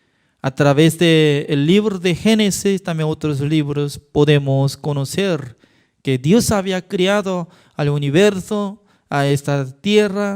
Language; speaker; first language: Spanish; non-native, fluent; Korean